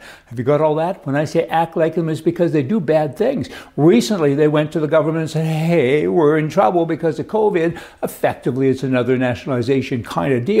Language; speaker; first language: English; native; English